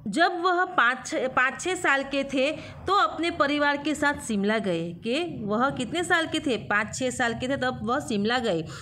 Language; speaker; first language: Hindi; non-native, local second language; Gujarati